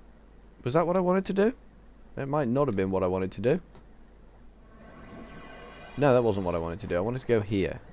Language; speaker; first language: English; native; English